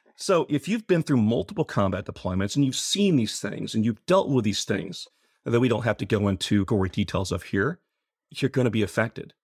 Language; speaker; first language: English; native; English